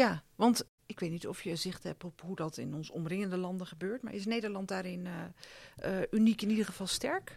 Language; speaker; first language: Dutch; native; Dutch